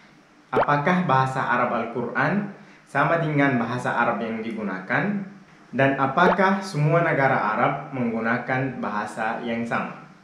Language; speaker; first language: Indonesian; non-native, fluent; Arabic